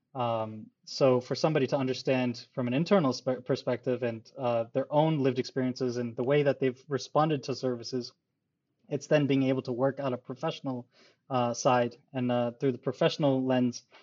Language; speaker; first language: English; early bilingual, other home language; Urdu